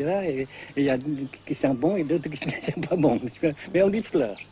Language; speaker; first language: French; non-native, fluent; Vietnamese